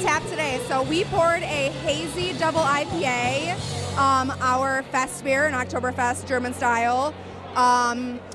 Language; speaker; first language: English; native; English